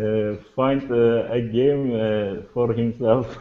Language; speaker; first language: English; non-native, learner; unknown